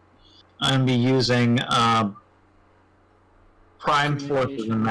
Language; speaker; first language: English; native; English